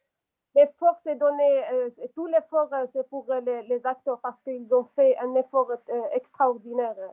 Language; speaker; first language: French; non-native, local second language; Arabic